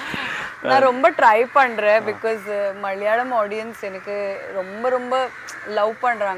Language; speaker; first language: Tamil; non-native, fluent; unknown